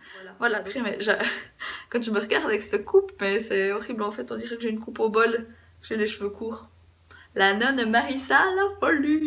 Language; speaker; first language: French; native; French